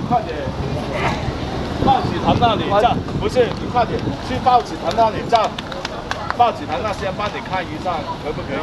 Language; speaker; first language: Chinese; native; Chinese